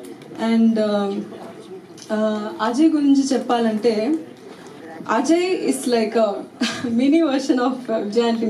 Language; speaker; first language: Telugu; non-native, learner; Tamil